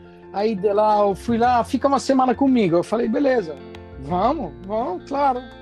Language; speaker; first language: Portuguese; non-native, fluent; Italian